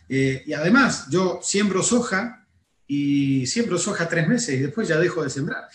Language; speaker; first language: Spanish; native; Spanish